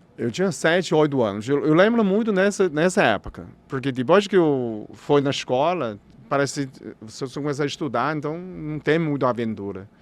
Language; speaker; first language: Portuguese; non-native, fluent; Chinese